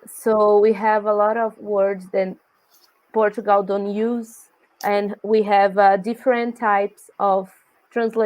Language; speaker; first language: English; non-native, learner; Portuguese